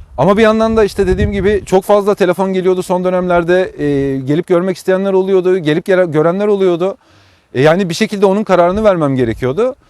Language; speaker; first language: Turkish; native; Turkish